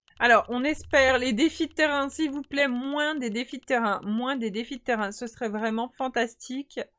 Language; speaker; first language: French; native; French